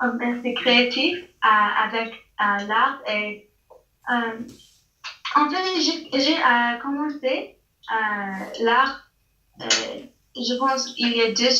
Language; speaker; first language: French; non-native, learner; English